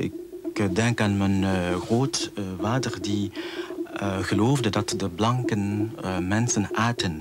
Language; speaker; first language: Dutch; non-native, fluent; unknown